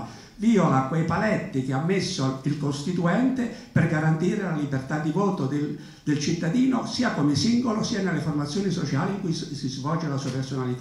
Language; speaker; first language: Italian; native; Italian